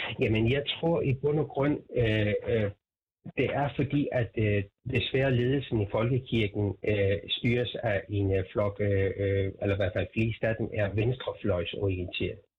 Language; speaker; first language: Danish; non-native, fluent; Persian